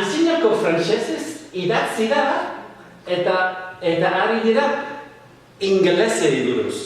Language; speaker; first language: Basque; non-native, fluent; English